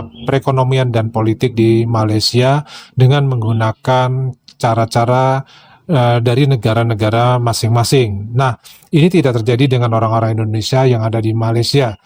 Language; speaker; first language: Indonesian; native; Indonesian